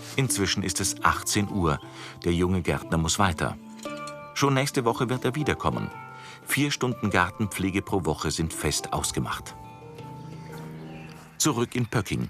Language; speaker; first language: German; native; German